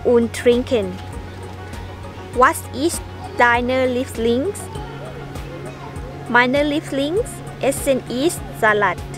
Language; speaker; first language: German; non-native, learner; Thai